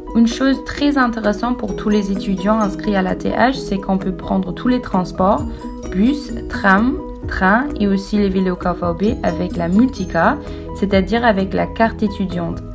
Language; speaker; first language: French; native; French